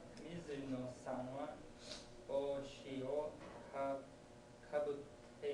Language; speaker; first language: Japanese; non-native, learner; English